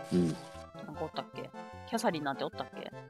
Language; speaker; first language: Japanese; native; Japanese